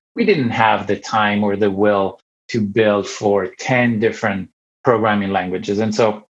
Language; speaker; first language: English; non-native, fluent; Italian